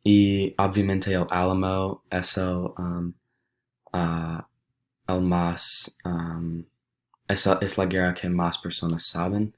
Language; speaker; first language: Spanish; non-native, learner; English